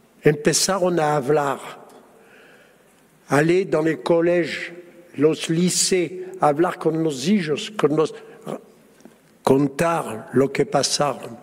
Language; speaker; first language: Spanish; early bilingual, heritage; Spanish